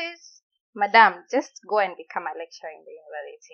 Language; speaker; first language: English; non-native, local second language; Gusii